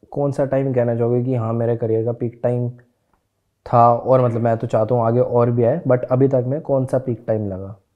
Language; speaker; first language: Hindi; native; Hindi